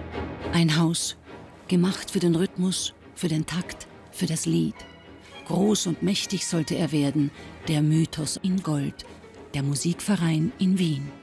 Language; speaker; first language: German; native; German